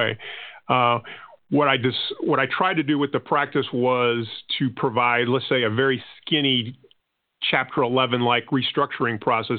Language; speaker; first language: English; non-native, fluent; Spanish